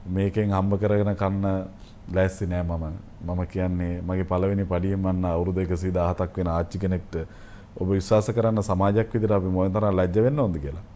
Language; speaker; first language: Sinhala; native; Sinhala